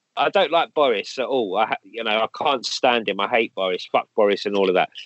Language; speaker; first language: English; native; English